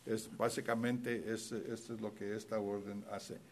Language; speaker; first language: Spanish; early bilingual, heritage; Spanish